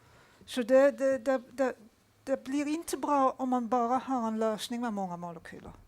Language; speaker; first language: Swedish; non-native, fluent; Dutch